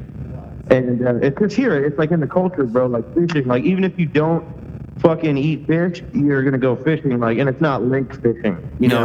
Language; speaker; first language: English; native; English